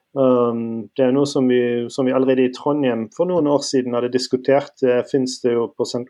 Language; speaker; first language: Norwegian; non-native, fluent; German